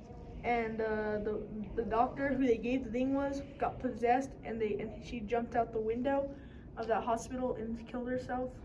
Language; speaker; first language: English; native; English